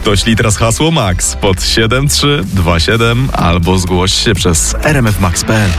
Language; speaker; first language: Polish; native; Polish